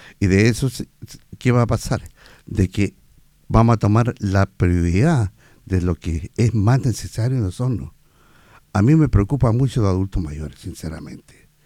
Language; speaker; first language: Spanish; native; Spanish